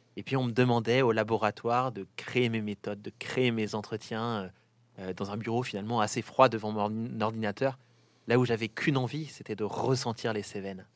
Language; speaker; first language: French; native; French